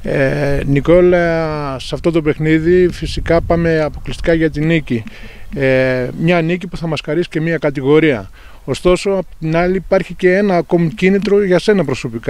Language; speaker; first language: Greek; native; Greek